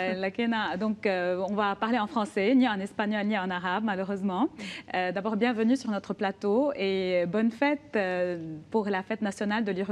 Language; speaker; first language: French; non-native, local second language; Arabic